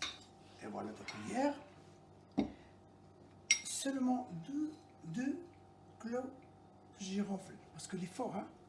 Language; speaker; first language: French; non-native, local second language; Arabic